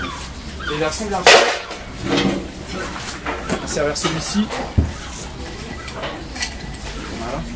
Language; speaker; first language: French; non-native, fluent; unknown